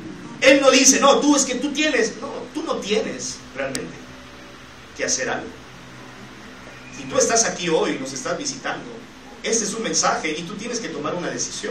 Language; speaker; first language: Spanish; native; Spanish